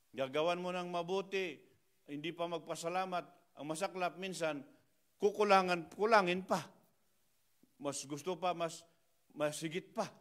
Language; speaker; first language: Filipino; non-native, local second language; Iloko